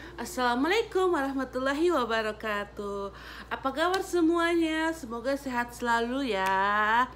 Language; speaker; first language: Indonesian; native; Indonesian